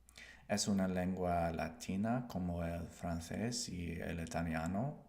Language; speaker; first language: Spanish; non-native, learner; English